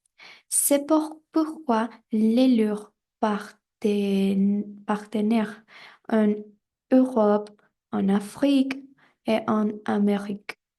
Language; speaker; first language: French; non-native, fluent; Spanish